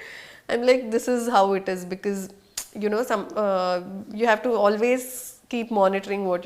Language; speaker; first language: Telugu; non-native, fluent; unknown